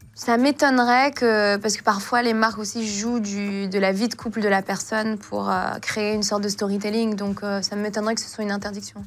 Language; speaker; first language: French; non-native, local second language; Arabic